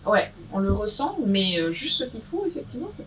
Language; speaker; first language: French; native; French